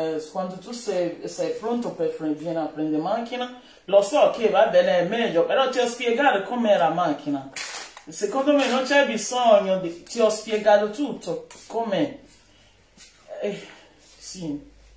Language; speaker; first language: Italian; non-native, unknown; Bini